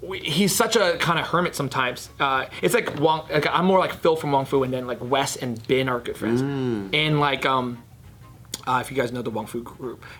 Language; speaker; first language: English; native; English